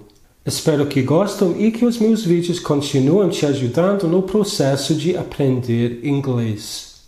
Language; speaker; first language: Portuguese; non-native, fluent; English